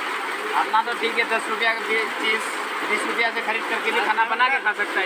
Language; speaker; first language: Hindi; non-native, local second language; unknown